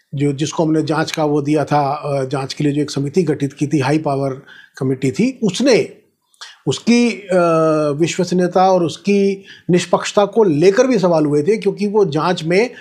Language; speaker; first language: Hindi; native; Hindi